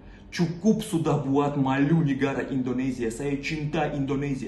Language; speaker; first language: Indonesian; non-native, learner; Russian